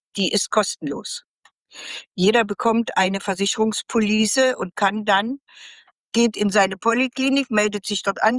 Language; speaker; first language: German; native; German